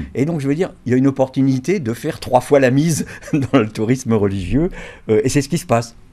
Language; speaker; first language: French; native; French